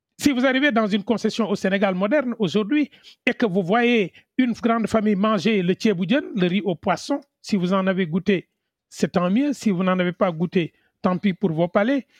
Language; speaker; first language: French; non-native, local second language; Wolof